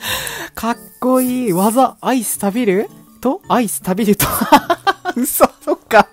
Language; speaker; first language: Japanese; native; Japanese